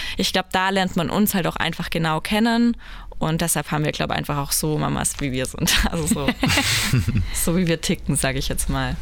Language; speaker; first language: German; native; German